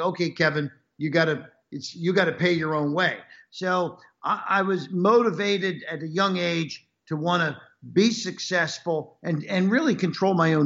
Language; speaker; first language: English; native; English